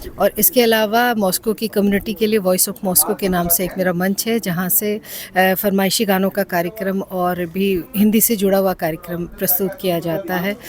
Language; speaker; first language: Hindi; native; Hindi